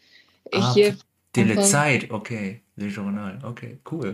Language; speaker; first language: French; non-native, learner; German